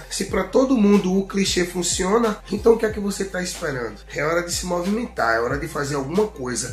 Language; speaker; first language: Portuguese; native; Portuguese